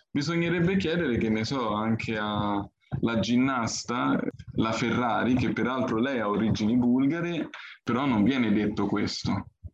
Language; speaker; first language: Italian; early bilingual, other home language; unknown